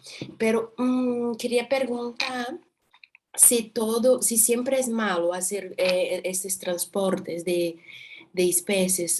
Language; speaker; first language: Spanish; non-native, learner; Portuguese